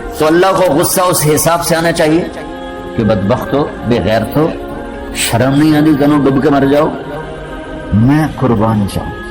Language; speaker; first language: Urdu; non-native, local second language; Punjabi